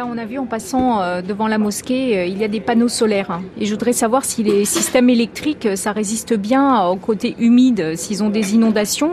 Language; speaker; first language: French; native; French